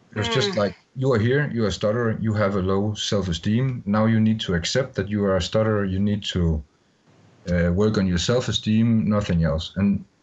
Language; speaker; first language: English; non-native, fluent; Danish